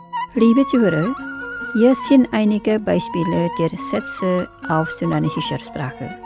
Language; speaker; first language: German; non-native, fluent; Indonesian